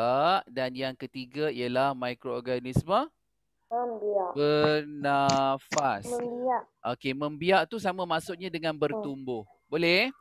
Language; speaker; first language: Malay; native; Malay